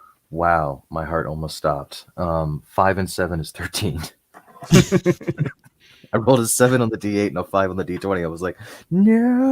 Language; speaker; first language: English; native; English